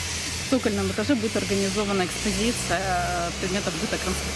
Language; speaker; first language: Russian; native; Russian